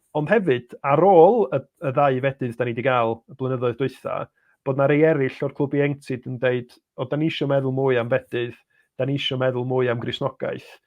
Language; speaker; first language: Welsh; native; Welsh